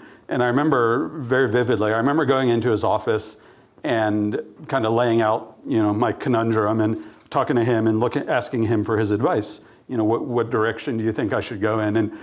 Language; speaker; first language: English; native; English